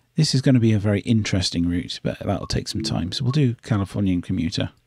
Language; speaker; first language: English; native; English